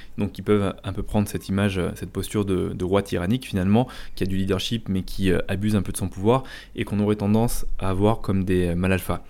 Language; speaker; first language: French; native; French